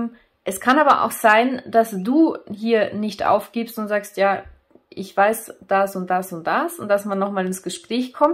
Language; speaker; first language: German; native; German